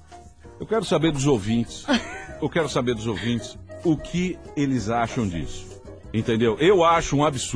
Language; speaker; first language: Portuguese; native; Portuguese